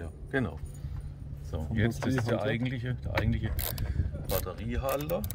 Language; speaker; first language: German; native; German